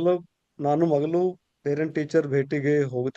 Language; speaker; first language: Kannada; non-native, learner; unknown